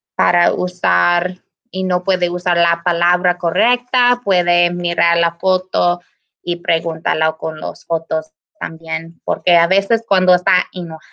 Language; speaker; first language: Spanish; non-native, learner; English